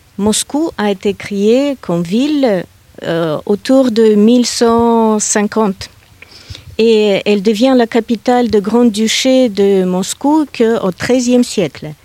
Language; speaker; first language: French; non-native, fluent; Russian